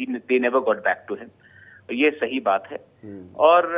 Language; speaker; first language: Hindi; non-native, local second language; Bangla